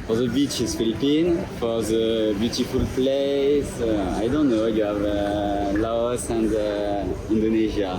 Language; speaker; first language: English; non-native, learner; French